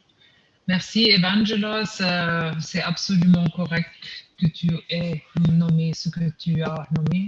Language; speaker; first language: French; non-native, fluent; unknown